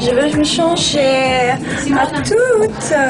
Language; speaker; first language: French; non-native, learner; Swedish